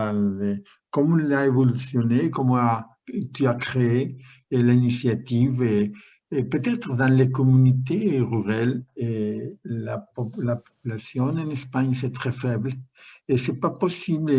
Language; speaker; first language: French; non-native, learner; Spanish